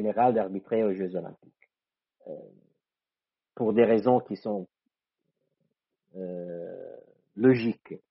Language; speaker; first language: French; non-native, fluent; Italian